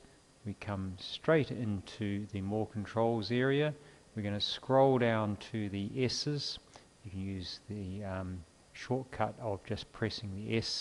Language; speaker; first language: English; native; English